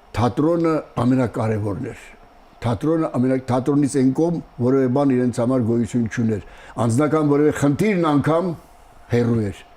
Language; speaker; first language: Armenian; native; Armenian